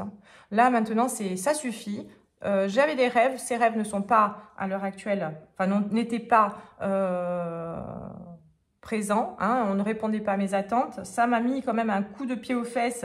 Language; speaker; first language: French; native; French